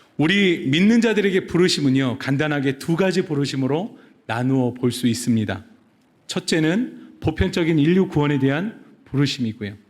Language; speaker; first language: Korean; native; Korean